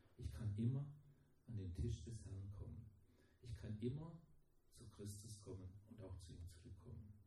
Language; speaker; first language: German; early bilingual, heritage; German